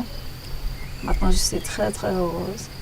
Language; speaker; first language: French; non-native, learner; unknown